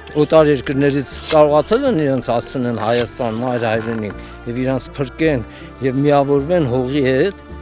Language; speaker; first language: Armenian; early bilingual, heritage; Armenian